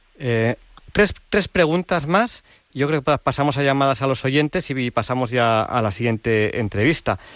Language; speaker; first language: Spanish; native; Spanish